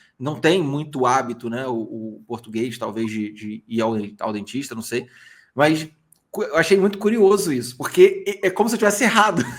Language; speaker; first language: Portuguese; native; Portuguese